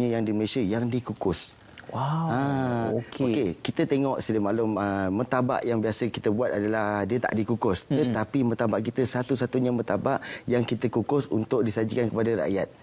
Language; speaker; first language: Malay; native; Malay